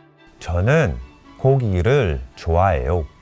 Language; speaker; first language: Korean; early bilingual, heritage; Korean